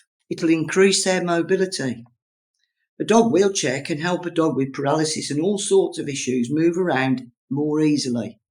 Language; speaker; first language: English; native; English